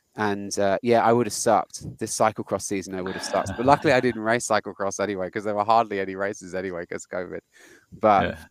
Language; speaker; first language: English; native; English